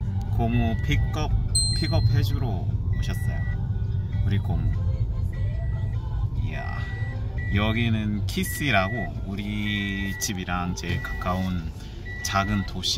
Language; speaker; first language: Korean; non-native, fluent; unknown